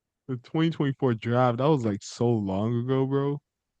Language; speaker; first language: English; native; English